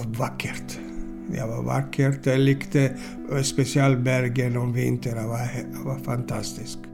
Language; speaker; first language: Norwegian; non-native, learner; Greek